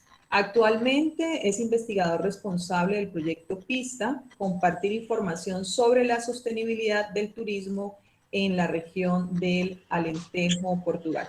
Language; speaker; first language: Spanish; native; Spanish